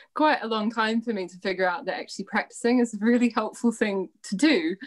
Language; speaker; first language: English; native; English